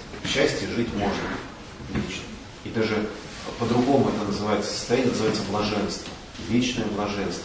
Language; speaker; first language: Russian; native; Russian